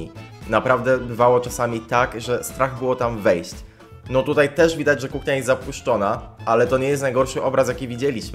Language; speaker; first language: Polish; native; Polish